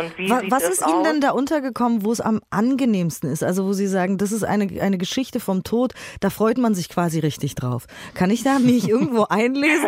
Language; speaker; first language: German; native; German